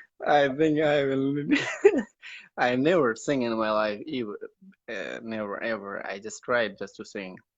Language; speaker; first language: English; non-native, learner; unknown